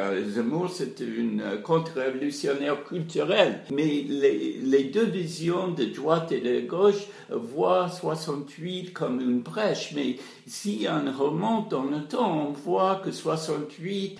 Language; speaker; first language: French; non-native, fluent; English